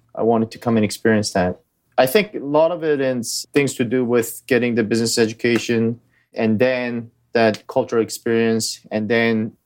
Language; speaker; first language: English; early bilingual, other home language; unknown